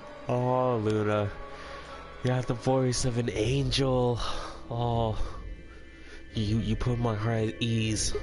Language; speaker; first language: English; native; English